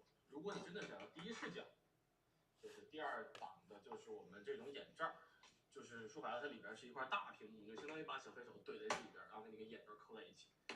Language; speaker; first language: Chinese; native; Chinese